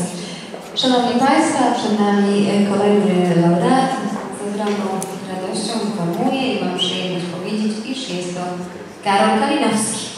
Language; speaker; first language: Polish; native; Polish